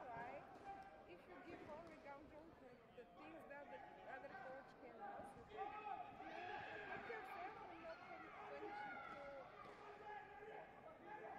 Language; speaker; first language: English; non-native, learner; Bulgarian